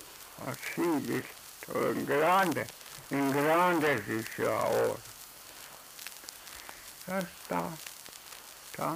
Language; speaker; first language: Spanish; non-native, local second language; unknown